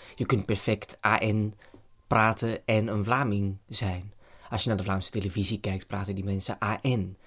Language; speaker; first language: Dutch; native; Dutch